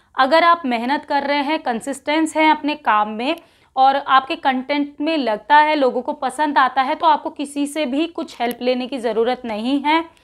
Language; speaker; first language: Hindi; native; Hindi